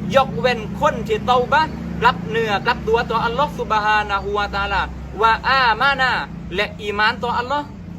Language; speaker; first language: Thai; non-native, local second language; Malay